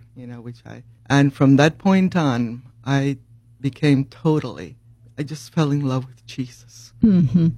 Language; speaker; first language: English; early bilingual, other home language; Spanish